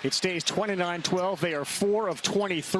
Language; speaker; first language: English; native; English